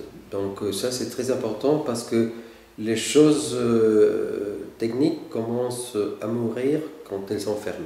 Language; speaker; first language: French; non-native, fluent; Spanish